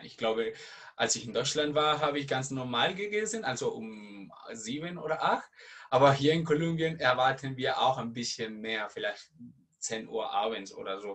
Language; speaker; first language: German; non-native, learner; Spanish